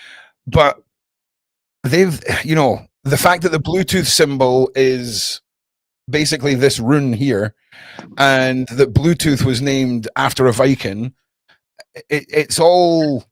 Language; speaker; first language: English; native; English